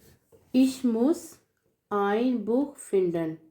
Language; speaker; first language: German; non-native, learner; Hindi